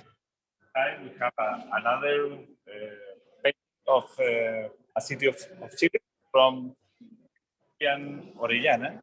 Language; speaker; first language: English; non-native, learner; Spanish